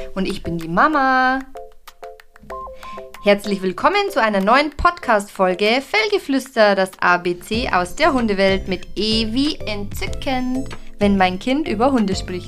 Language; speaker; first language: German; native; German